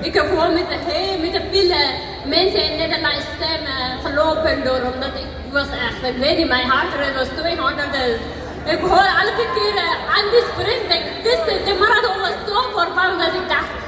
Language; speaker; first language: Dutch; non-native, fluent; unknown